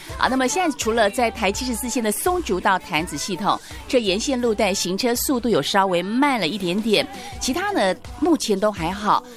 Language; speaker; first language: Chinese; native; Chinese